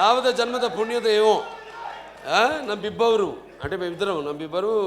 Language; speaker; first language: Telugu; native; Telugu